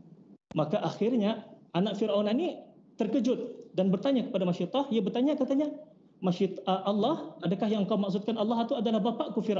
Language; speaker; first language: Malay; native; Malay